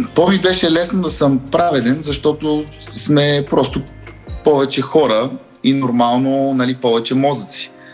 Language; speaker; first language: Bulgarian; early bilingual, heritage; Bulgarian